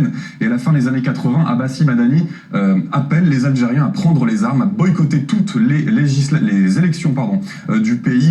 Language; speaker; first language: French; native; French